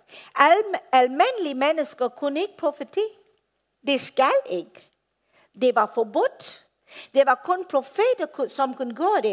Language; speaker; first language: Danish; non-native, fluent; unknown